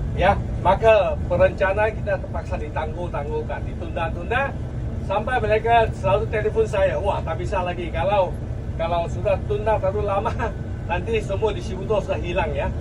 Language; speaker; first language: Malay; non-native, local second language; Chinese